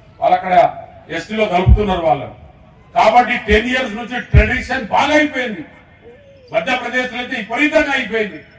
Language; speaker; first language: Telugu; non-native, local second language; Lambadi